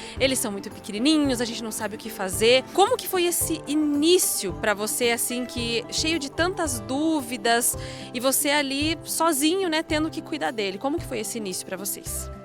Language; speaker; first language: Portuguese; native; Portuguese